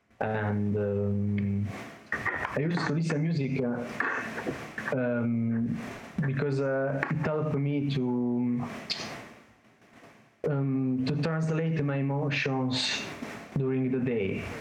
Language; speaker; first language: English; non-native, learner; Italian